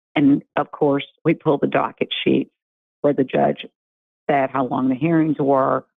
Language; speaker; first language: English; native; English